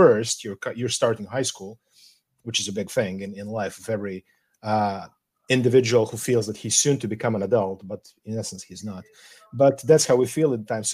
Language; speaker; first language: English; non-native, fluent; Serbian